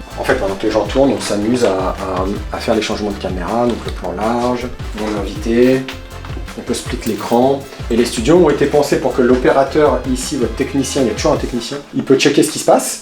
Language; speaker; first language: French; native; French